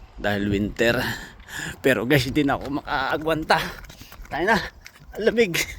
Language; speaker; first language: Filipino; non-native, local second language; Cebuano